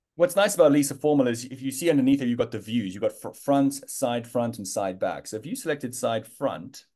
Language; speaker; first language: English; native; English